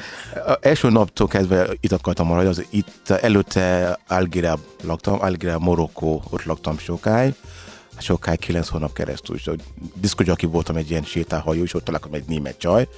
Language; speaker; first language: Hungarian; non-native, learner; Yoruba